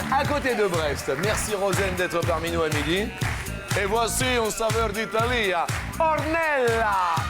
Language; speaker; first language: French; native; French